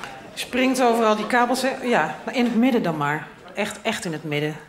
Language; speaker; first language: Dutch; native; Dutch